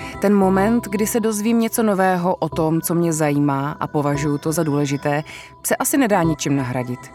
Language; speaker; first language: Czech; native; Czech